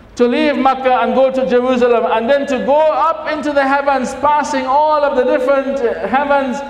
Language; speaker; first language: English; native; English